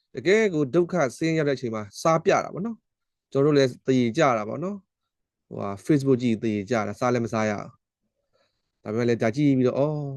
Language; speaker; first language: Burmese; non-native, local second language; S'gaw Karen